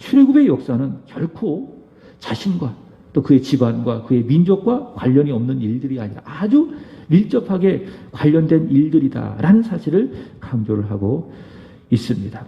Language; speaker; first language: Korean; native; Korean